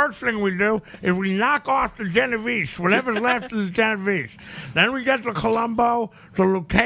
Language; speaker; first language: English; native; English